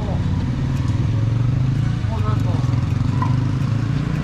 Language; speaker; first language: Japanese; non-native, learner; Hindi